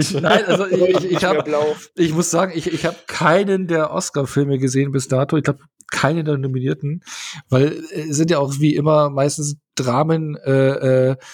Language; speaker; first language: German; native; German